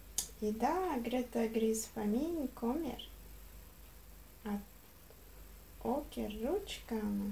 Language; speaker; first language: Swedish; non-native, learner; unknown